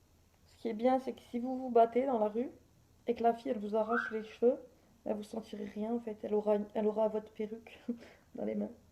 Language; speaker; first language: French; native; French